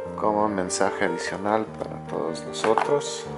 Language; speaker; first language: Spanish; native; Spanish